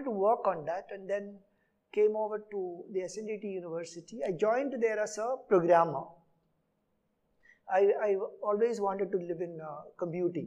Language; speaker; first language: English; non-native, local second language; Malayalam